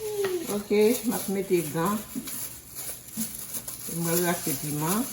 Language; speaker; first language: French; non-native, learner; Haitian Creole